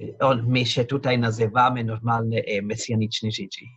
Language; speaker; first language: Polish; non-native, learner; German